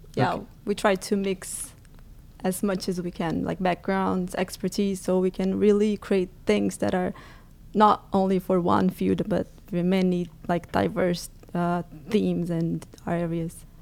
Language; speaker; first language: English; non-native, fluent; Portuguese